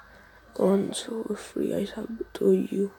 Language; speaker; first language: English; non-native, learner; Italian